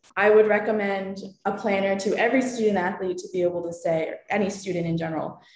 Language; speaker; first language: English; native; English